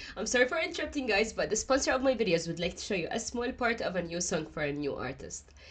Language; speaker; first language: English; non-native, fluent; Arabic